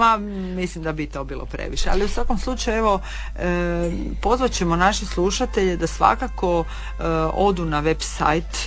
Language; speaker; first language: Serbian; native; Serbian